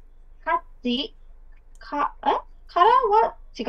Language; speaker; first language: Japanese; non-native, learner; Burmese